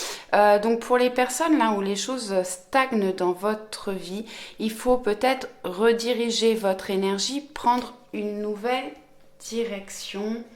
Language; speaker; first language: French; native; French